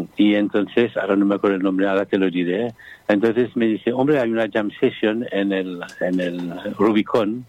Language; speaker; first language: Spanish; non-native, fluent; Morisyen